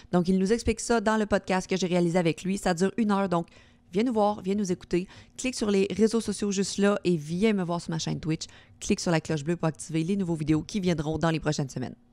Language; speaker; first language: French; native; French